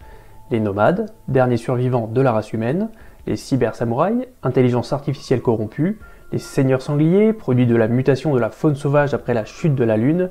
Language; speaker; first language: French; native; French